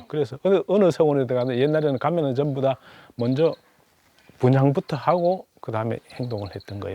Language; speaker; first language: Korean; native; Korean